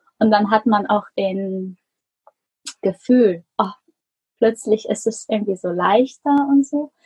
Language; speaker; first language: German; non-native, fluent; Korean